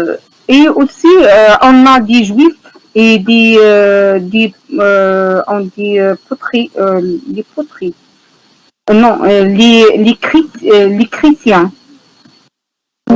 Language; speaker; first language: French; non-native, learner; Arabic